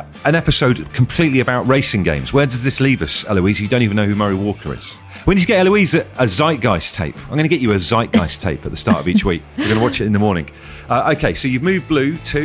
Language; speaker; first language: English; native; English